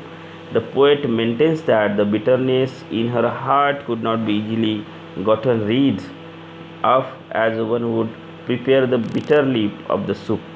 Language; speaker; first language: English; non-native, local second language; Marathi